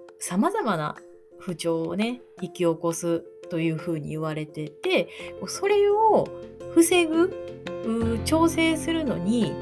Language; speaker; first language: Japanese; native; Japanese